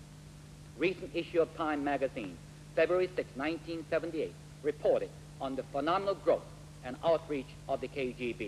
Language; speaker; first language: English; non-native, local second language; Korean